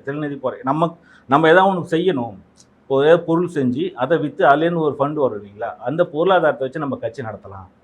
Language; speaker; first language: Tamil; non-native, local second language; Telugu